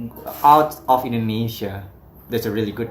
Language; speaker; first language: English; non-native, fluent; Indonesian